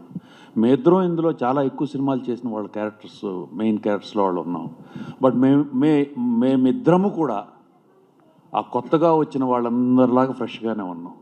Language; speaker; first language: Telugu; native; Telugu